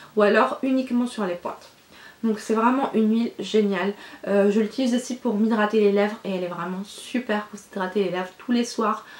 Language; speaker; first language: French; non-native, local second language; Arabic